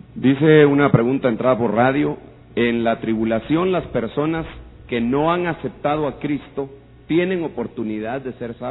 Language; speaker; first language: Spanish; native; Spanish